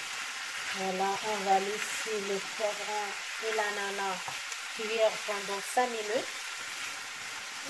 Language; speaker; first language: French; non-native, local second language; Arabic